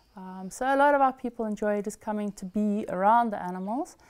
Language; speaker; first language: English; native; English